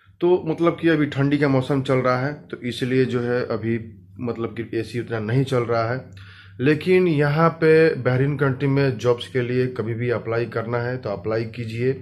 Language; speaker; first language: Hindi; native; Hindi